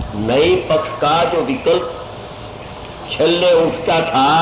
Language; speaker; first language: Hindi; non-native, local second language; Gujarati